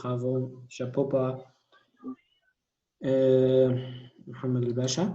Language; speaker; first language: French; non-native, fluent; Arabic